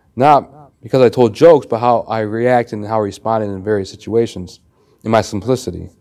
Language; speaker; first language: English; native; English